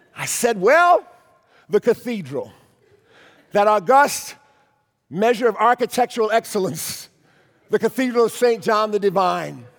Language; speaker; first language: English; native; English